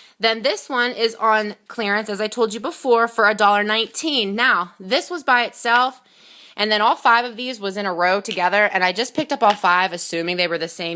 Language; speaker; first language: English; native; English